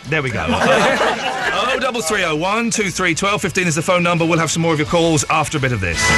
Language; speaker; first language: English; native; English